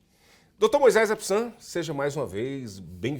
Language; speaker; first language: Portuguese; native; Portuguese